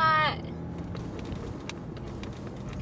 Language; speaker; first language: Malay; non-native, learner; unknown